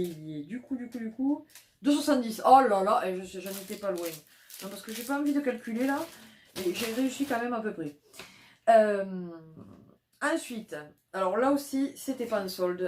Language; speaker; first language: French; native; French